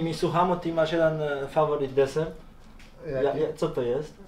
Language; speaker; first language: Polish; non-native, learner; Serbian